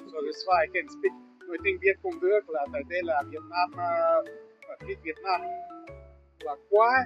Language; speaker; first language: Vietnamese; non-native, learner; Russian